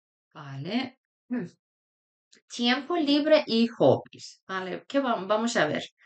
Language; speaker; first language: Spanish; non-native, fluent; Persian